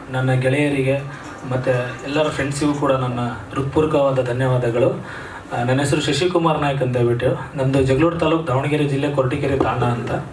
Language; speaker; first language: Kannada; non-native, local second language; Lambadi